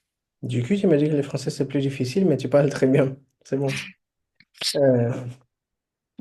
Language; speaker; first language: French; non-native, fluent; Portuguese